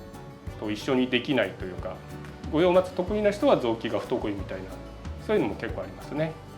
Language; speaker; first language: Japanese; native; Japanese